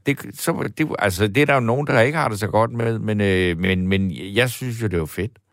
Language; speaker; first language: Danish; native; Danish